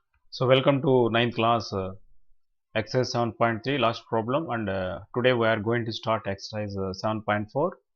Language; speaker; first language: English; non-native, local second language; Telugu